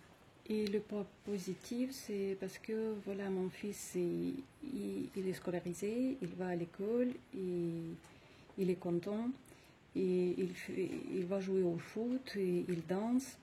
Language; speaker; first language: French; non-native, fluent; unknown